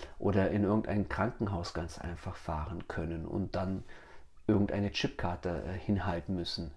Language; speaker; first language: German; early bilingual, other home language; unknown